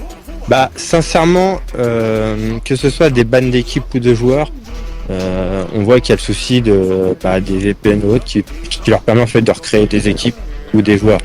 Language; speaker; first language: French; native; French